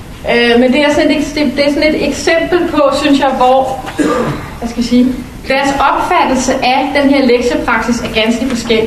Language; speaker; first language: Danish; native; Danish